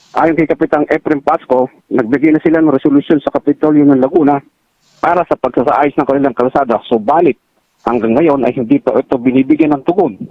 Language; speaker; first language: Filipino; native; Filipino